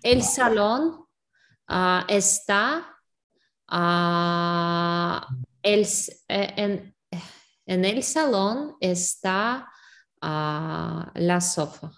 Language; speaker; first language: Spanish; non-native, learner; English